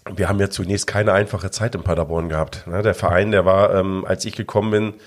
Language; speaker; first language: German; native; German